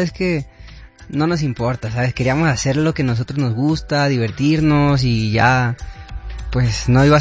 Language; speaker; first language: Spanish; native; Spanish